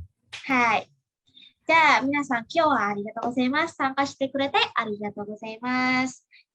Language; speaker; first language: Japanese; non-native, learner; Indonesian